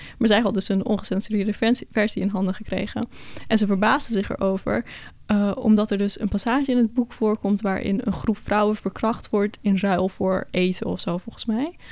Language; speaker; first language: Dutch; early bilingual, other home language; Persian